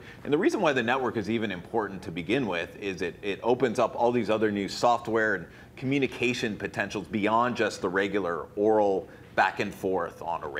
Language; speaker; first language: English; native; English